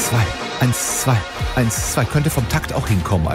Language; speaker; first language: German; native; German